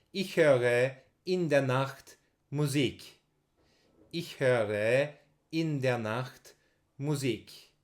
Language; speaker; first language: German; non-native, fluent; Turkish